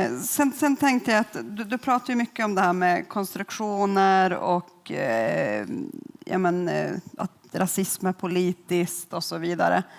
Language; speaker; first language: Swedish; native; Swedish